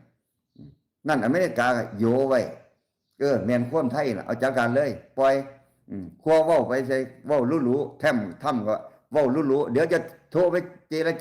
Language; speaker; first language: Thai; non-native, local second language; Lao